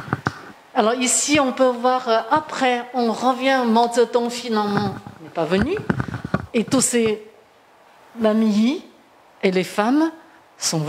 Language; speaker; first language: French; non-native, learner; Chinese